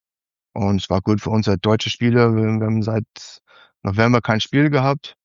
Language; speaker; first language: German; non-native, learner; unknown